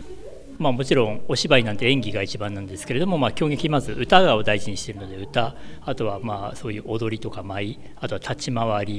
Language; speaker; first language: Japanese; native; Japanese